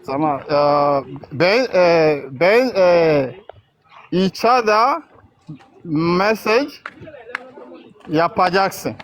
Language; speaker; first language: Turkish; non-native, learner; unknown